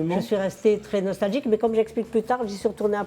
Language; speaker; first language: French; native; French